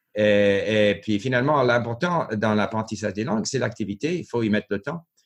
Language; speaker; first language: French; non-native, local second language; English